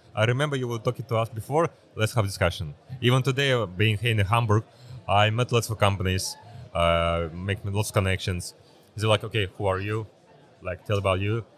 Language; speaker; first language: English; early bilingual, other home language; Uzbek